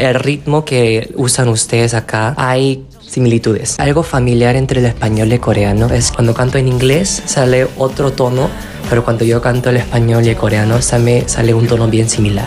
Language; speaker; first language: Spanish; non-native, fluent; Korean